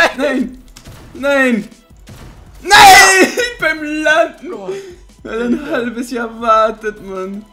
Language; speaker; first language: German; native; German